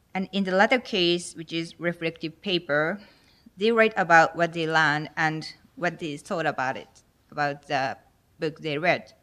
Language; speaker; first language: English; non-native, fluent; Japanese